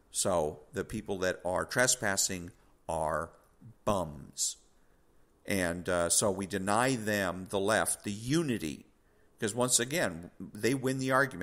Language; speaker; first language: English; native; English